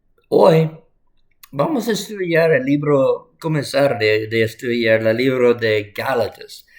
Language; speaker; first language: Spanish; non-native, fluent; English